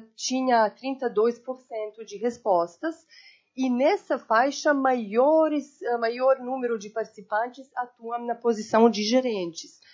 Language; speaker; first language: Portuguese; non-native, fluent; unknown